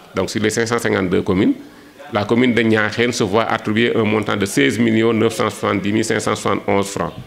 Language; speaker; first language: French; non-native, local second language; Wolof